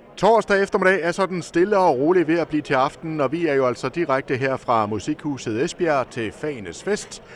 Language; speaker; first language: Danish; native; Danish